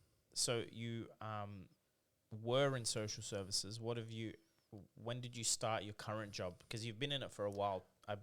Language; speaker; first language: English; native; English